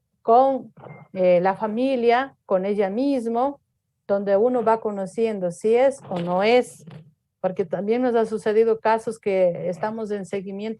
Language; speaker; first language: Spanish; native; Spanish